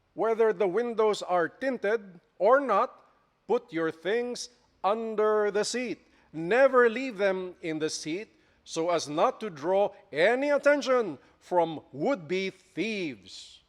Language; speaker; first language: English; non-native, local second language; Filipino